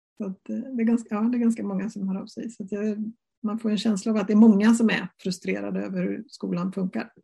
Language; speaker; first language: Swedish; native; Swedish